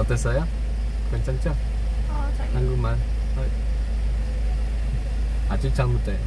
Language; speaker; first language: Korean; non-native, learner; Spanish